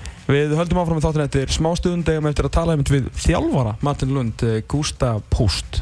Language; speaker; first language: Icelandic; native; Icelandic